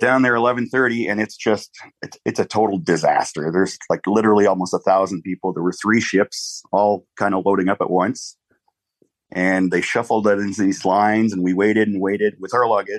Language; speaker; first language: English; native; English